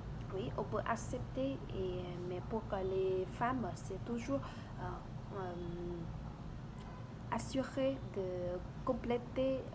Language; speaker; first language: French; non-native, learner; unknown